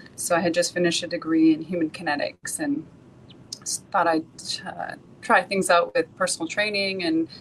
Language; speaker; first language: English; native; English